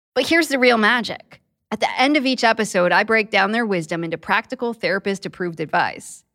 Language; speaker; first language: English; native; English